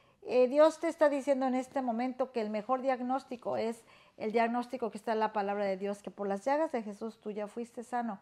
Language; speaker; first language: Spanish; native; Spanish